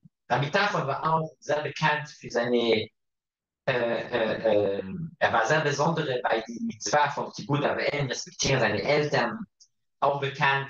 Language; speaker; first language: German; non-native, fluent; Hebrew